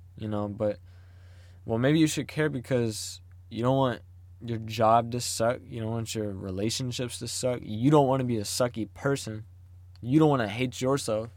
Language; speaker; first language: English; native; English